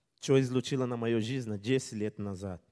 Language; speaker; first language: Russian; non-native, learner; Portuguese